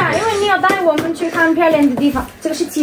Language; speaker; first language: Chinese; non-native, fluent; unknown